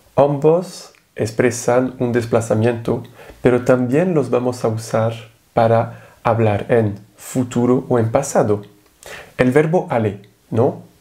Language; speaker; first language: Spanish; non-native, fluent; French